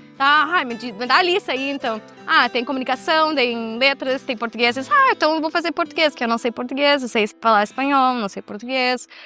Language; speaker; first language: Portuguese; non-native, fluent; Spanish